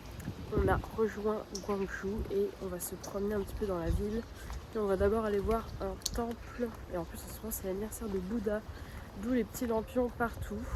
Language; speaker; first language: French; native; French